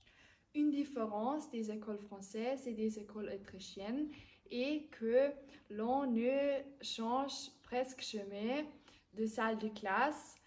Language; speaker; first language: French; non-native, learner; German